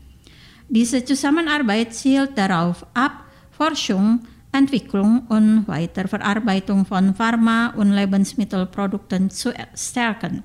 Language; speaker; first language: German; non-native, fluent; Indonesian